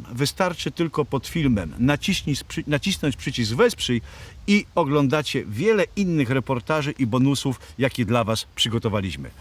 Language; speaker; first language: Polish; native; Polish